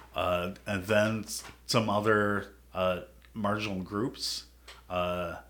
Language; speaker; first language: English; native; English